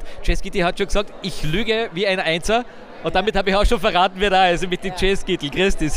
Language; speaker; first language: German; native; German